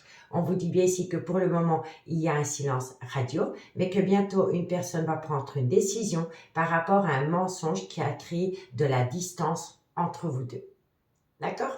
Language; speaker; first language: French; native; French